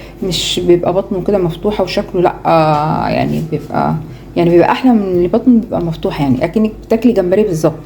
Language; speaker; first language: Arabic; native; Arabic